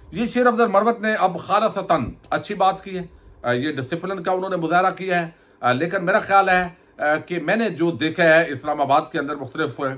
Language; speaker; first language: Urdu; native; Urdu